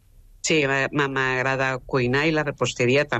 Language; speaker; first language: Catalan; native; Catalan